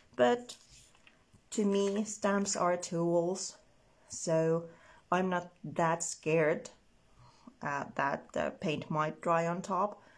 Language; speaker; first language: English; non-native, fluent; Finnish